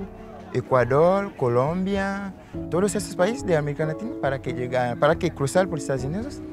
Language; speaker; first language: Spanish; non-native, learner; Haitian Creole